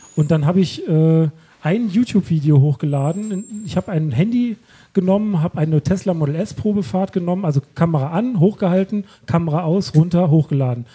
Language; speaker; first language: German; native; German